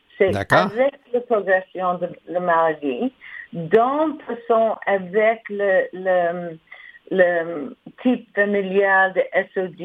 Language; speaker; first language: French; non-native, learner; English